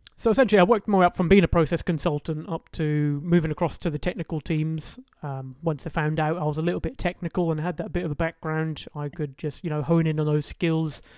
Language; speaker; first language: English; native; English